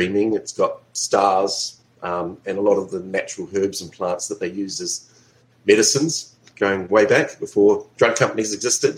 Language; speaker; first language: English; native; English